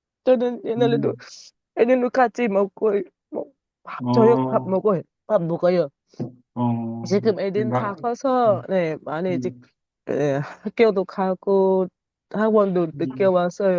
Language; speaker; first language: Korean; non-native, learner; Thai